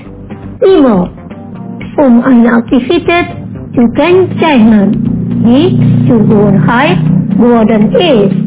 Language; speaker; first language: German; non-native, learner; Indonesian